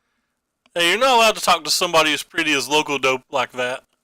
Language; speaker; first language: English; native; English